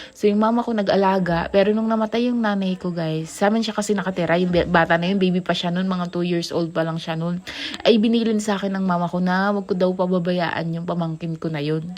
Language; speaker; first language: Filipino; native; Filipino